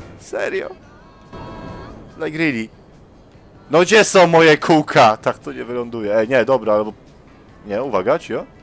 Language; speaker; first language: Polish; native; Polish